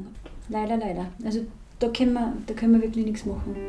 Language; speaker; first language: German; native; German